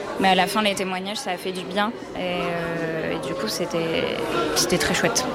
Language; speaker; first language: French; native; French